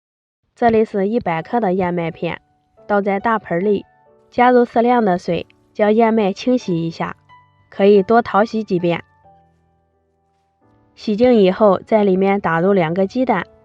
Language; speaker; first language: Chinese; native; Chinese